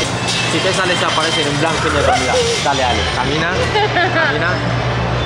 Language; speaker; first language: Spanish; native; Spanish